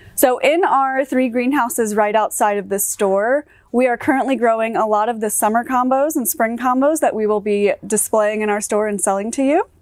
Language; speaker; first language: English; native; English